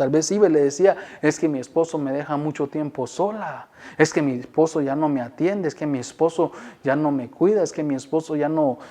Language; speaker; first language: Spanish; native; Spanish